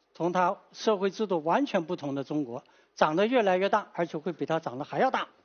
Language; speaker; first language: Chinese; native; Chinese